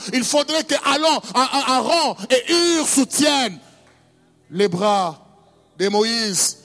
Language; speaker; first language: French; non-native, local second language; Luba-Lulua